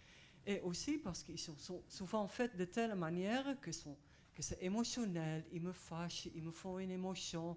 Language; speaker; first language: French; non-native, fluent; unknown